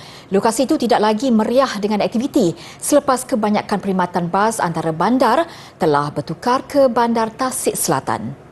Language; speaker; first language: Malay; native; Malay